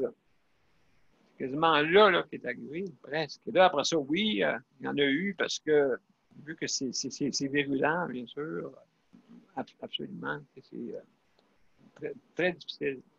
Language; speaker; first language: French; native; French